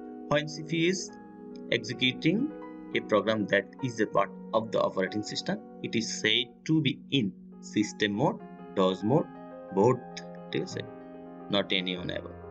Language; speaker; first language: English; non-native, local second language; Bangla